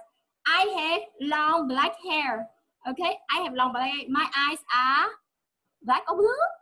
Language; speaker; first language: English; non-native, fluent; Vietnamese